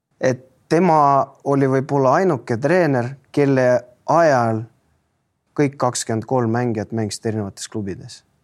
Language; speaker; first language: Estonian; non-native, local second language; Russian